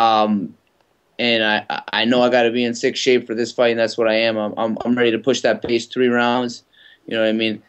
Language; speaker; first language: English; native; English